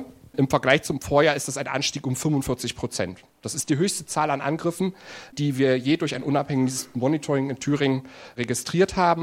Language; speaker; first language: German; native; German